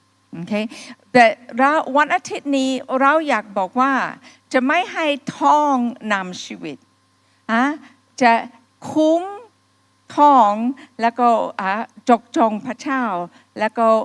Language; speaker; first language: Thai; non-native, fluent; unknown